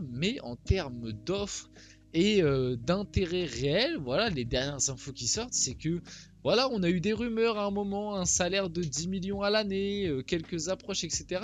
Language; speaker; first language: French; early bilingual, other home language; Portuguese